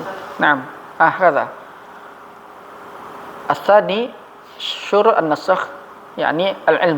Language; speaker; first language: Arabic; non-native, fluent; Indonesian